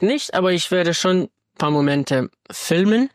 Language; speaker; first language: German; non-native, fluent; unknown